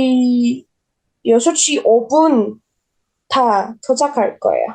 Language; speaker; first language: Korean; non-native, learner; Indonesian